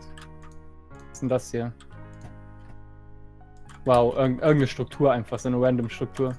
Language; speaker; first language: German; native; German